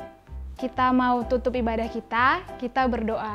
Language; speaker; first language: Indonesian; native; Indonesian